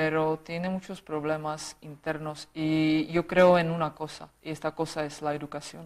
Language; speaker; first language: Spanish; non-native, fluent; Czech